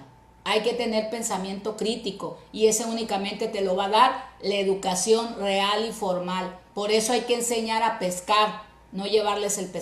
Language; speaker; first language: Spanish; native; Spanish